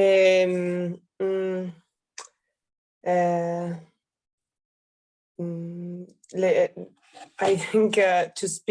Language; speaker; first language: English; non-native, fluent; Italian